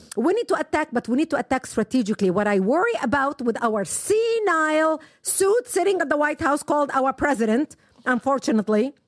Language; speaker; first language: English; non-native, fluent; Arabic